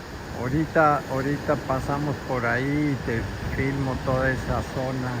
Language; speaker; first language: Spanish; native; Spanish